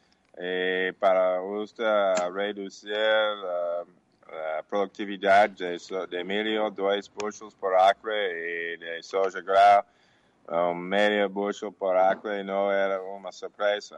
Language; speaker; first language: Portuguese; non-native, learner; English